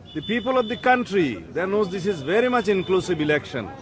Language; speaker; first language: English; non-native, local second language; Bangla